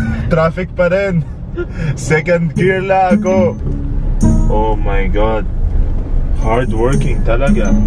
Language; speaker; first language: Filipino; non-native, learner; German